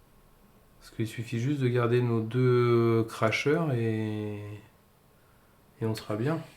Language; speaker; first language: French; native; French